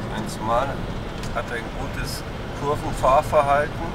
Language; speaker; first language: German; native; German